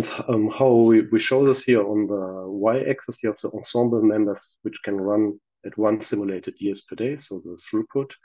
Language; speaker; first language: English; non-native, fluent; German